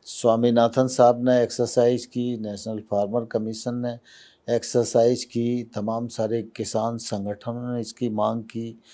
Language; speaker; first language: Hindi; native; Hindi